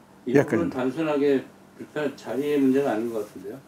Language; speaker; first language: Korean; native; Korean